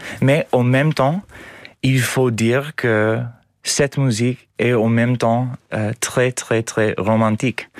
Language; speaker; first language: French; non-native, learner; English